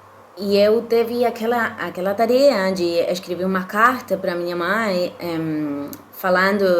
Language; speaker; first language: Portuguese; non-native, fluent; Spanish